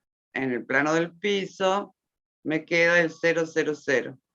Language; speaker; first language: Spanish; native; Spanish